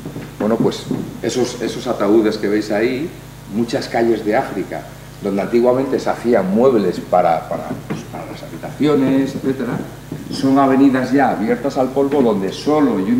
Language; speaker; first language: Spanish; native; Spanish